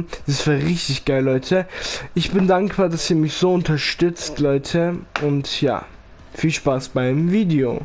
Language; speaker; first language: German; early bilingual, other home language; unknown